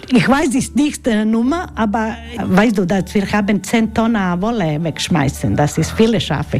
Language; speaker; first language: German; non-native, learner; Croatian